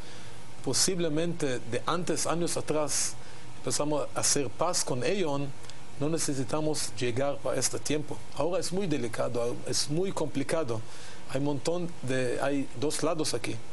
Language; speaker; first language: Spanish; non-native, learner; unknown